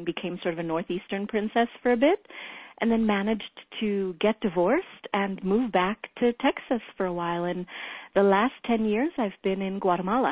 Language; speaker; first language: English; early bilingual, other home language; Hebrew